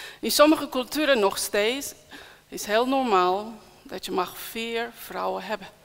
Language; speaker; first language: Dutch; non-native, fluent; Persian